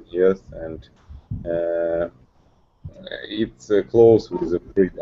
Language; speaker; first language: English; non-native, learner; Russian